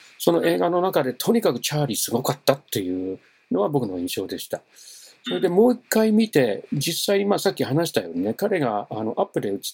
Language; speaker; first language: Japanese; non-native, fluent; English